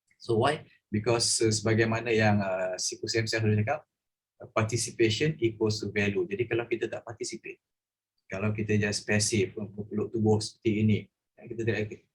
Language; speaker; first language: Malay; native; Malay